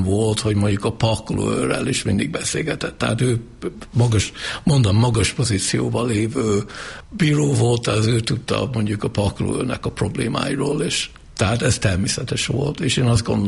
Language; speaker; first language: Hungarian; non-native, fluent; English